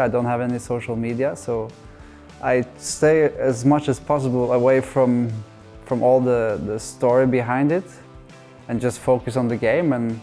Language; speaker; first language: English; non-native, fluent; Norwegian